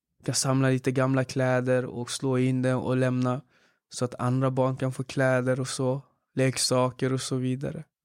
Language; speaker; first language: Swedish; early bilingual, other home language; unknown